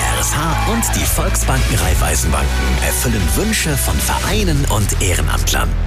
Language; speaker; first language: German; native; German